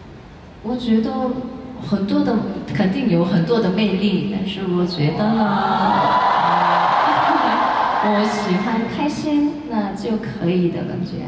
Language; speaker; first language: Chinese; non-native, learner; Korean